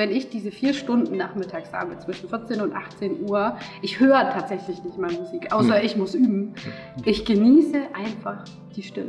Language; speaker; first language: German; native; German